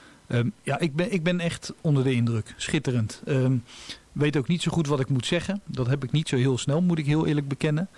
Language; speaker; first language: Dutch; native; Dutch